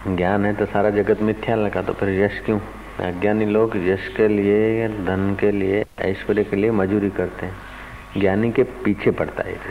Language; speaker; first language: Hindi; non-native, local second language; Sindhi